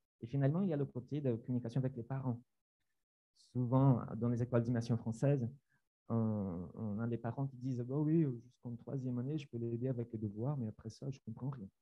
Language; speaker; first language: French; non-native, fluent; Portuguese